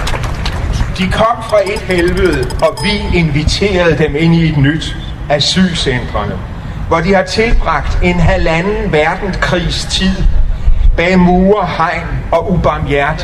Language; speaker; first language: Danish; native; Danish